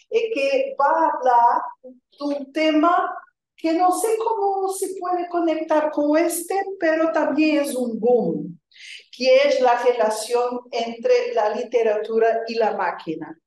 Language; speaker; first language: Spanish; non-native, fluent; Portuguese